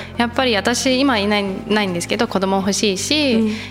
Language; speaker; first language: Japanese; early bilingual, heritage; Japanese